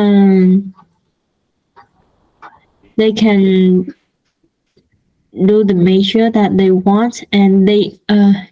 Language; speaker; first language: English; non-native, learner; Vietnamese